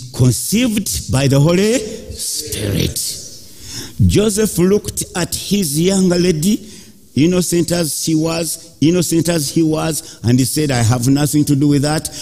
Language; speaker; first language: English; non-native, local second language; Ganda